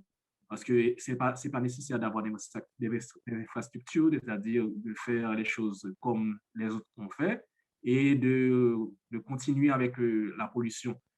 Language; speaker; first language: French; non-native, local second language; Haitian Creole